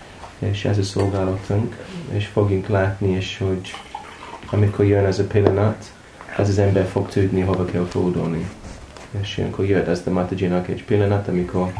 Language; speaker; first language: Hungarian; non-native, learner; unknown